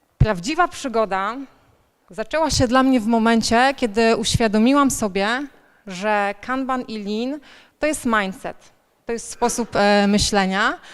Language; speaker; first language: Polish; native; Polish